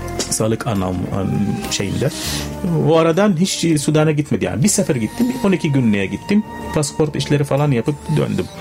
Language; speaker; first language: Turkish; non-native, fluent; Arabic